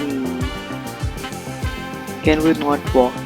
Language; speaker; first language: English; non-native, local second language; Punjabi